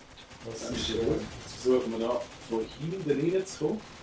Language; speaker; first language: German; native; German